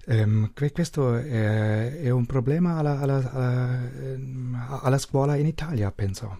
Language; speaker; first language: Italian; non-native, learner; German